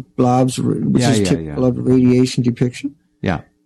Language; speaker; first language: English; native; English